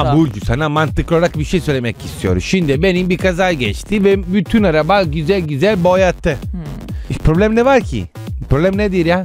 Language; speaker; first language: Turkish; non-native, fluent; Italian